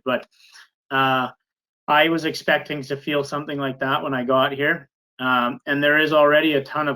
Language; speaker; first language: English; native; English